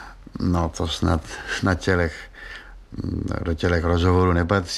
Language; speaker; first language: Czech; native; Czech